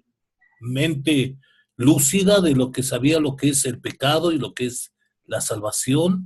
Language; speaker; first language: Spanish; native; Spanish